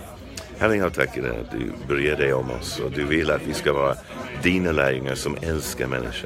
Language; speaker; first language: Swedish; non-native, fluent; English